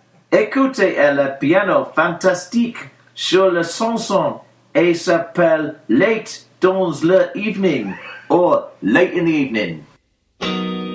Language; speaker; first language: French; non-native, learner; English